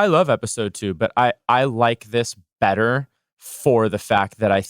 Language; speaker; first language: English; native; English